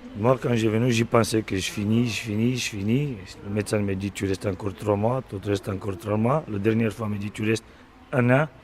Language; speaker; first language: French; non-native, learner; Romanian